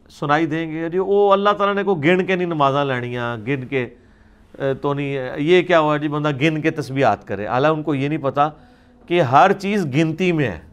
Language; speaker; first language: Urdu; native; Urdu